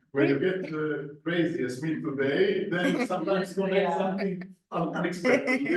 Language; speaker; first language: English; non-native, fluent; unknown